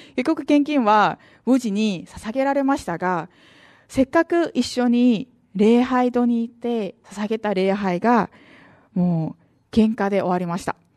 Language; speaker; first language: Japanese; non-native, fluent; Korean